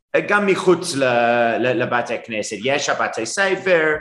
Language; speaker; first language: Hebrew; non-native, fluent; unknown